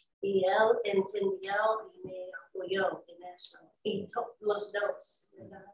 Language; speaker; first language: Spanish; non-native, learner; English